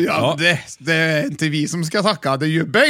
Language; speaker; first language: Swedish; native; Swedish